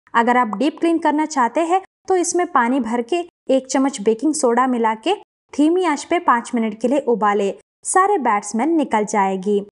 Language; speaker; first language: Hindi; non-native, local second language; Kannada